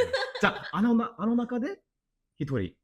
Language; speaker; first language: Japanese; non-native, learner; English